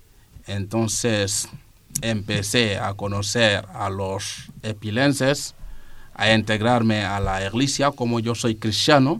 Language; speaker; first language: Spanish; non-native, fluent; Serer